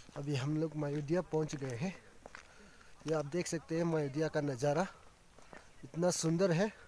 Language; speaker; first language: Hindi; non-native, local second language; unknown